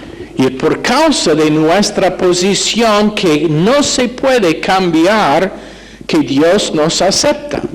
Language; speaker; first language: Spanish; non-native, fluent; English